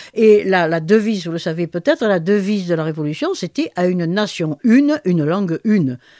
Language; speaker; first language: French; native; French